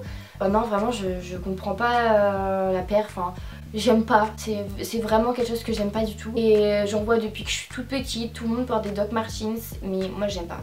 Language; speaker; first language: French; native; French